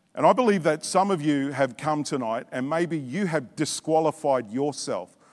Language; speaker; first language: English; native; English